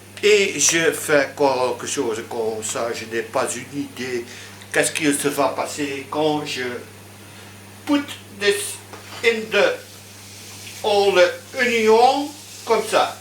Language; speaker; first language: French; non-native, learner; Dutch